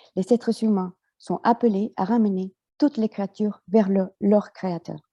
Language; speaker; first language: French; non-native, fluent; Spanish